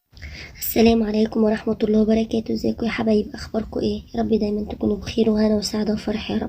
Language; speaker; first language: Arabic; native; Arabic